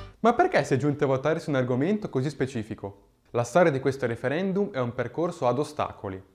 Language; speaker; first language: Italian; native; Italian